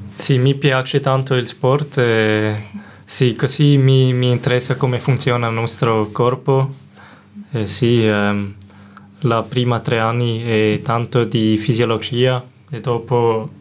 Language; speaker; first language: Italian; non-native, learner; German